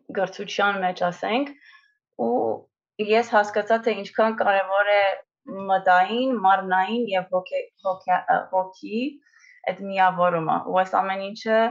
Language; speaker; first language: Armenian; early bilingual, heritage; Armenian